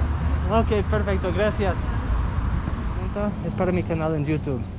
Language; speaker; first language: Spanish; non-native, fluent; English